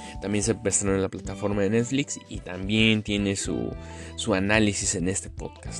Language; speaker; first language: Spanish; native; Spanish